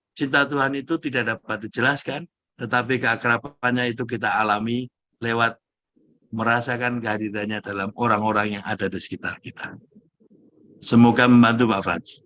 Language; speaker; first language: Indonesian; native; Indonesian